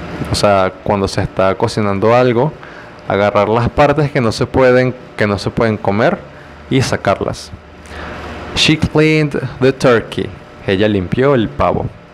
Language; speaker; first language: Spanish; native; Spanish